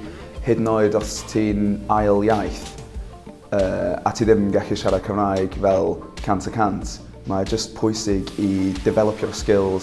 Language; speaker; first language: Welsh; non-native, local second language; English